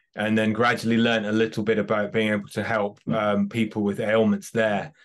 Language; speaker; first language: English; native; English